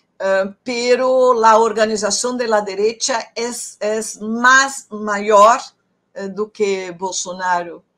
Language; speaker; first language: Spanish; non-native, fluent; Portuguese